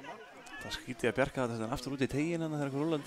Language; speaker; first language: Icelandic; native; Icelandic